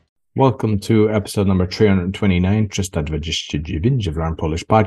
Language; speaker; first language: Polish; non-native, learner; English